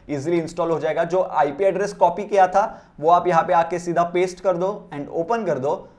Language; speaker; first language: Hindi; non-native, local second language; Marathi